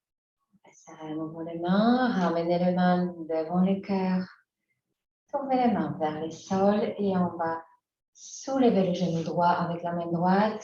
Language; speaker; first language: French; native; French